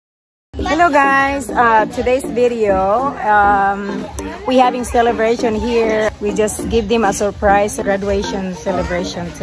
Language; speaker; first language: English; non-native, local second language; Filipino